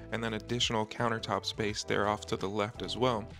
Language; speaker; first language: English; native; English